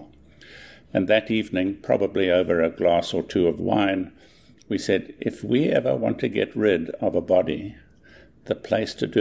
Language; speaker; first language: English; native; English